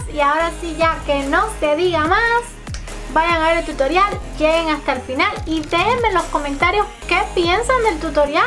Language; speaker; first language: Spanish; native; Spanish